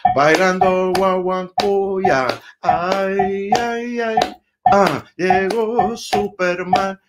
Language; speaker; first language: Spanish; early bilingual, heritage; Spanish